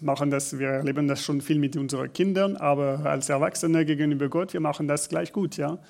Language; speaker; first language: German; non-native, learner; French